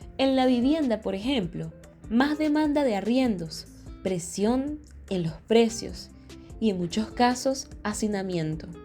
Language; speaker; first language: Spanish; native; Spanish